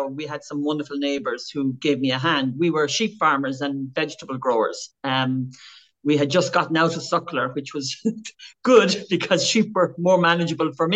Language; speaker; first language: English; native; English